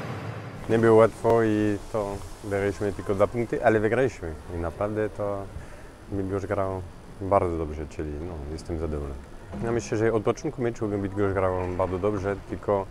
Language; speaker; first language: Polish; non-native, fluent; French